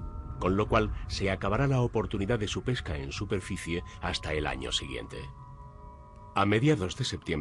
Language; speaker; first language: Spanish; native; Spanish